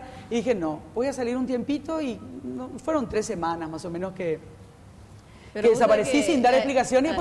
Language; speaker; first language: Spanish; native; Spanish